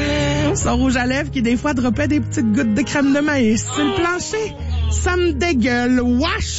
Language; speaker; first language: French; native; French